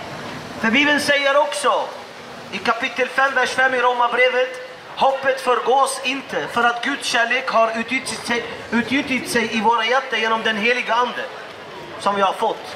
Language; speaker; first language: Swedish; non-native, fluent; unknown